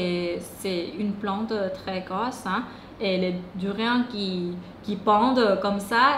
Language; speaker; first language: French; non-native, fluent; Thai